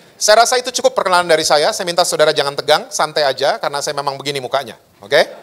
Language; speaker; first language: Indonesian; native; Indonesian